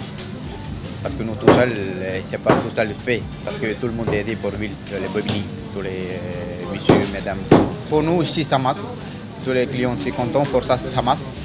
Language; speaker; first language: French; non-native, learner; Tamil